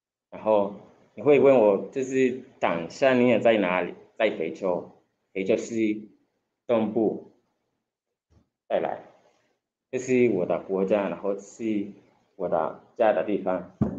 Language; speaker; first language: Chinese; non-native, learner; Swahili